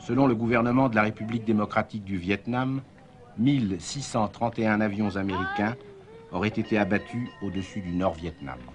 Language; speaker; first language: French; native; French